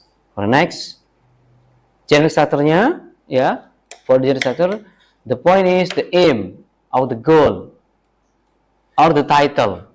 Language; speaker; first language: English; non-native, learner; Indonesian